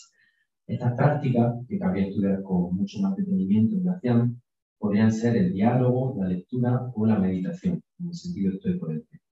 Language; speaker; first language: Spanish; native; Spanish